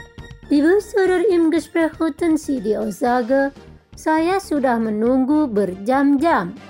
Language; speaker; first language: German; non-native, fluent; Indonesian